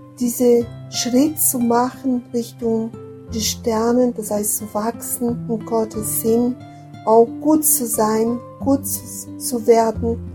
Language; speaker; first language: German; non-native, learner; Portuguese